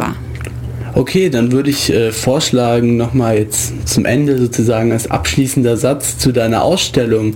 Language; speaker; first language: German; native; German